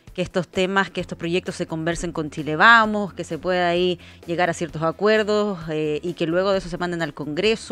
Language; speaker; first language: Spanish; native; Spanish